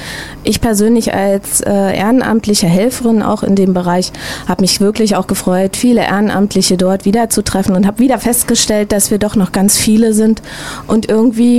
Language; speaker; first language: German; native; German